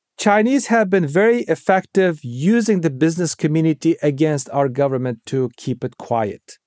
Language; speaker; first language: English; non-native, fluent; Uyghur